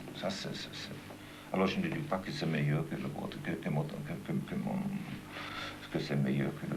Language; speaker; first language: French; non-native, fluent; German